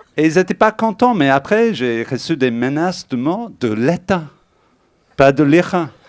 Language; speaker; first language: French; non-native, fluent; English